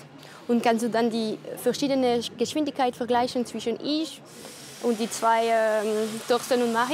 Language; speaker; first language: German; non-native, local second language; French